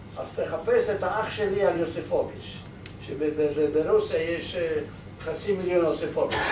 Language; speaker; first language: Hebrew; non-native, fluent; Polish